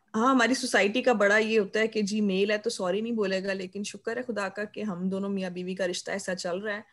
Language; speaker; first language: Urdu; native; Urdu